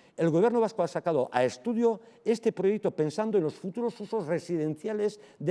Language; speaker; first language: Spanish; non-native, local second language; Basque